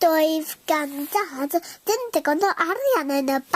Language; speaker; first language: Welsh; non-native, local second language; English